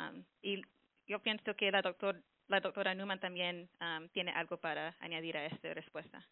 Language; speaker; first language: Spanish; early bilingual, heritage; English